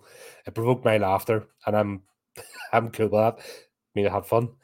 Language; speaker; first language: English; native; English